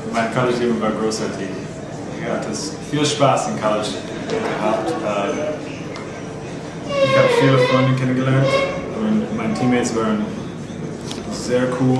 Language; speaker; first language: German; non-native, learner; English